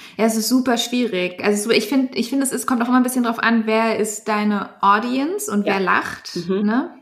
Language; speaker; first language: German; native; German